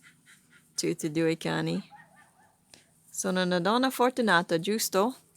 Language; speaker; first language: Italian; non-native, learner; English